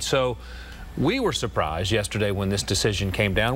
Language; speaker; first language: English; native; English